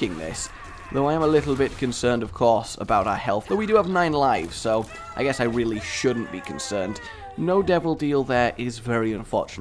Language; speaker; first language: English; native; English